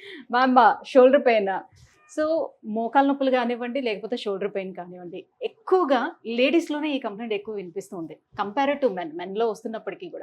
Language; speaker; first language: Telugu; native; Telugu